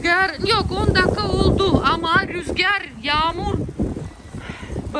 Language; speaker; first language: Turkish; non-native, learner; Russian